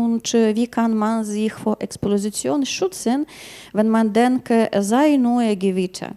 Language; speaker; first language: German; non-native, learner; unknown